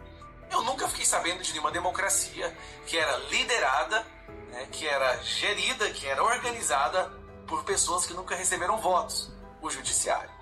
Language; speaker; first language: Portuguese; native; Portuguese